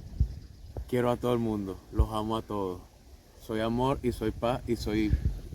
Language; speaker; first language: Spanish; native; Spanish